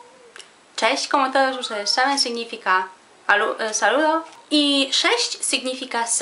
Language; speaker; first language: Spanish; non-native, fluent; Polish